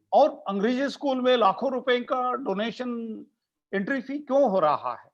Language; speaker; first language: Hindi; non-native, local second language; Kannada